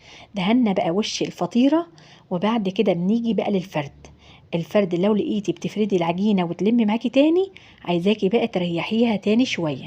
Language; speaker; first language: Arabic; native; Arabic